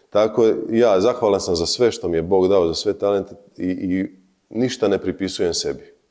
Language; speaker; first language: Croatian; native; Croatian